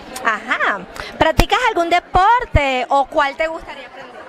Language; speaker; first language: Spanish; native; Spanish